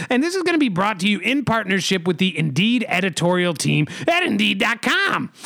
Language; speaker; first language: English; native; English